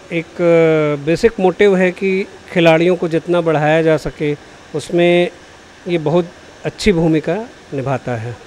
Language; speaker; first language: Hindi; native; Hindi